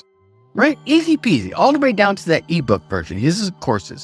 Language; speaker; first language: English; native; English